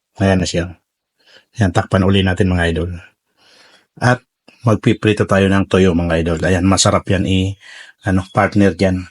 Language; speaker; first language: Filipino; non-native, local second language; Bikol